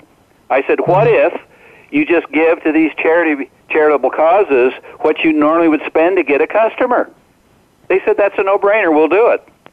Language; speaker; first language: English; native; English